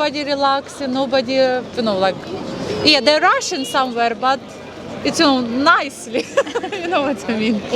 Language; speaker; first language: English; non-native, fluent; Russian